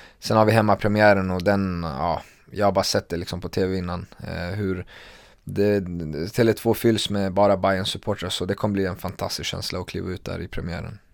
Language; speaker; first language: Swedish; early bilingual, other home language; Kurdish